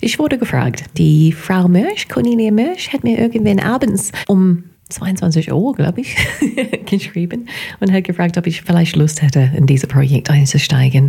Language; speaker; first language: German; non-native, fluent; English